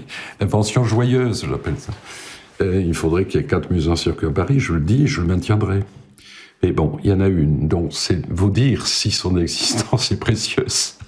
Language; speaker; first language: French; native; French